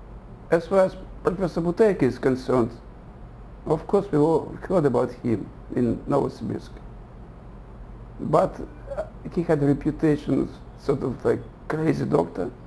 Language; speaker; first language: English; non-native, fluent; Russian